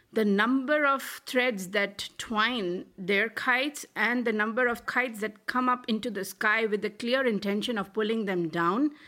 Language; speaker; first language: English; non-native, local second language; Hindi